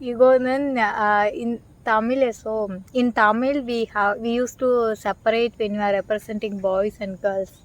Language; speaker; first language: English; non-native, local second language; Tamil